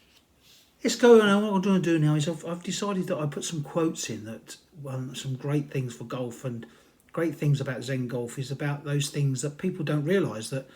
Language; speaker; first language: English; native; English